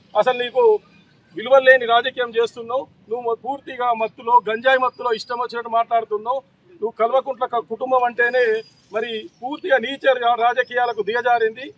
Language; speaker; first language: Telugu; native; Telugu